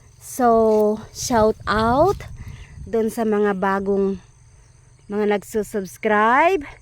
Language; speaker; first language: Filipino; non-native, local second language; Iloko